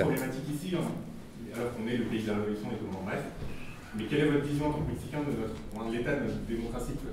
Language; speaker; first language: French; native; French